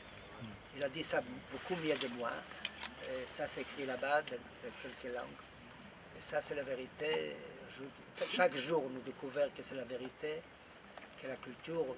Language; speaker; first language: French; non-native, fluent; Hebrew